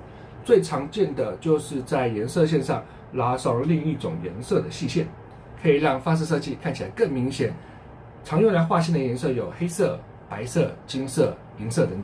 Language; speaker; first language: Chinese; native; Chinese